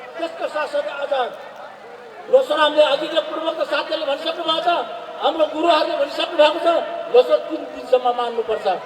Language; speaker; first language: Nepali; non-native, local second language; Eastern Tamang